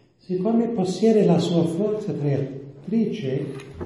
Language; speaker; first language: Italian; non-native, fluent; English